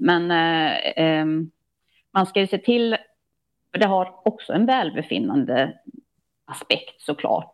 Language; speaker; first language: Swedish; native; Swedish